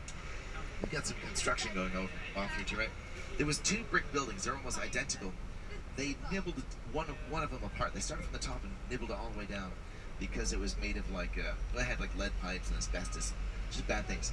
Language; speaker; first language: English; native; English